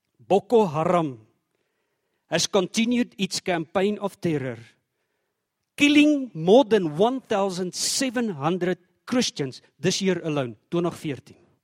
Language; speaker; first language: English; non-native, local second language; Afrikaans